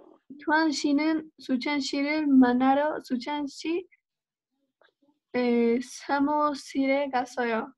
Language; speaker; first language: Korean; non-native, learner; Spanish